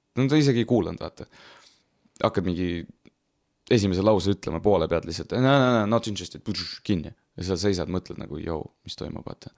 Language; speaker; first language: Estonian; non-native, local second language; Russian